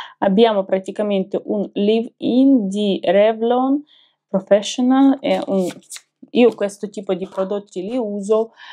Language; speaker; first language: Italian; non-native, fluent; Ukrainian